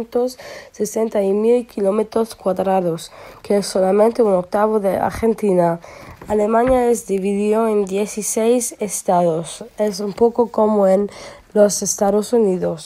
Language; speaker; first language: Spanish; non-native, learner; German